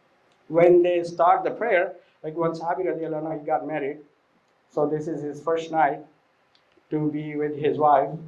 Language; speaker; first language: English; non-native, fluent; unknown